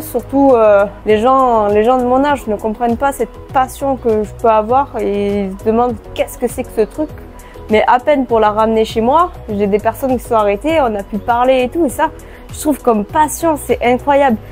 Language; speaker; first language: French; native; French